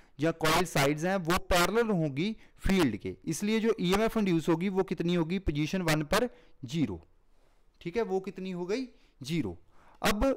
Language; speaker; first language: Hindi; non-native, local second language; Punjabi